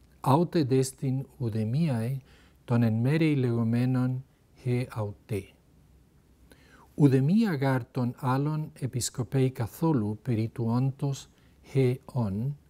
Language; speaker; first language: Greek; non-native, fluent; Spanish